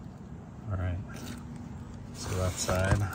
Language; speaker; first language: English; native; English